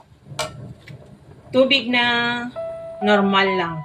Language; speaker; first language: Filipino; native; Filipino